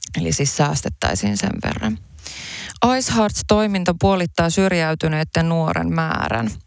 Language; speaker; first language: Finnish; early bilingual, other home language; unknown